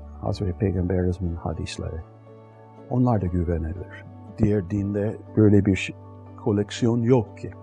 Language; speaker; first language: Turkish; non-native, fluent; English